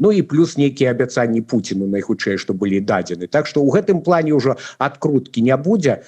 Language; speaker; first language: Belarusian; native; Belarusian